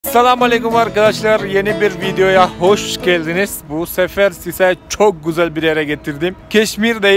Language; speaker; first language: Turkish; non-native, fluent; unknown